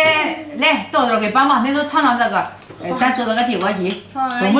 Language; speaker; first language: Chinese; native; Chinese